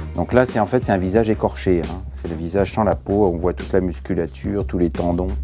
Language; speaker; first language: French; native; French